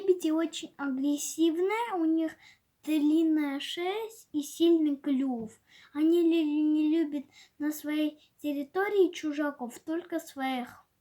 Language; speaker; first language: Russian; native; Russian